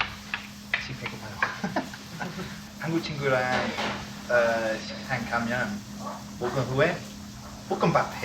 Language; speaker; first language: Korean; non-native, learner; English